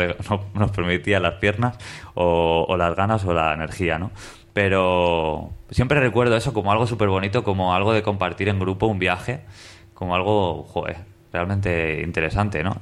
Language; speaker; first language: Spanish; native; Spanish